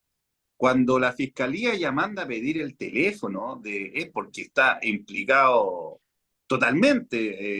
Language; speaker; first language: Spanish; native; Spanish